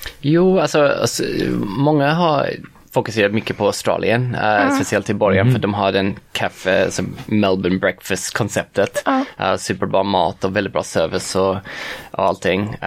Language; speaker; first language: Swedish; non-native, fluent; English